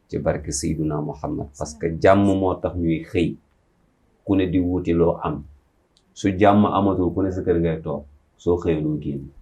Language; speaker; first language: Wolof; native; Wolof